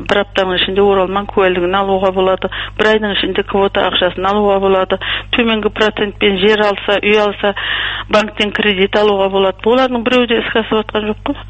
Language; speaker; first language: Kazakh; early bilingual, heritage; Kazakh